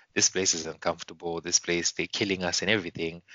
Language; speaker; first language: English; non-native, local second language; Shona